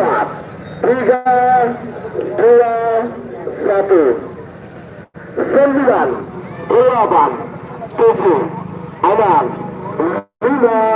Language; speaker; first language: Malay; non-native, local second language; Madurese